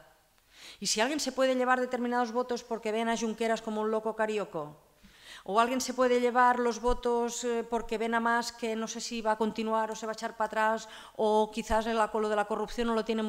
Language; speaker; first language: Spanish; non-native, local second language; Catalan